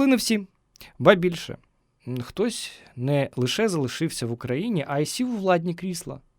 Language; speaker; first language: Ukrainian; native; Ukrainian